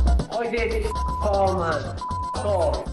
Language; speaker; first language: English; native; English